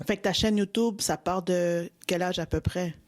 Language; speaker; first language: French; native; French